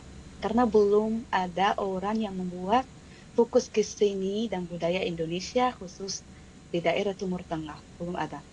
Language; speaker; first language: Indonesian; non-native, fluent; Arabic